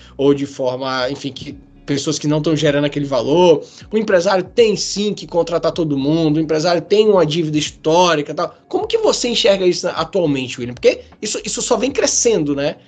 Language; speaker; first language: Portuguese; native; Portuguese